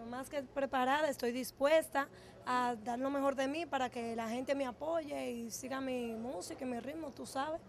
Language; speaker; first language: Spanish; native; Spanish